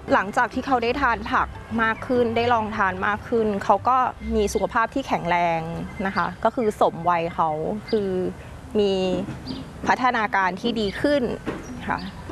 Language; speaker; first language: Thai; native; Thai